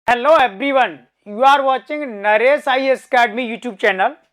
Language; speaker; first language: English; non-native, local second language; Hindi